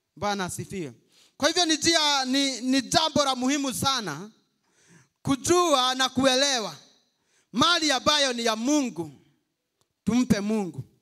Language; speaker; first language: Swahili; non-native, local second language; Kikuyu